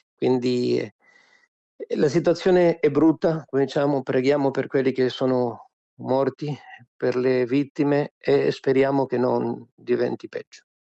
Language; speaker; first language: Italian; non-native, fluent; Spanish